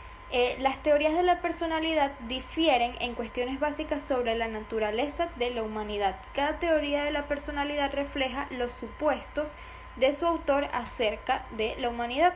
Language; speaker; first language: Spanish; native; Spanish